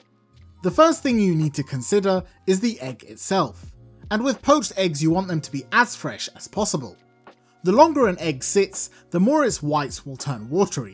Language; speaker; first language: English; native; English